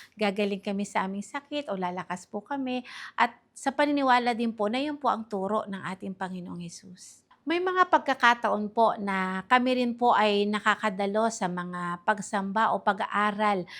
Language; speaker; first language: Filipino; native; Filipino